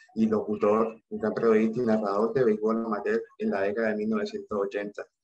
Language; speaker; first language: Spanish; native; Spanish